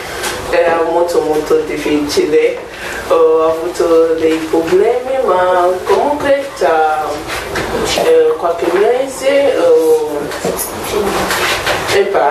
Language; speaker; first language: Italian; non-native, learner; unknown